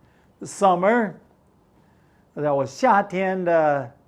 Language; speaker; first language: Chinese; non-native, fluent; English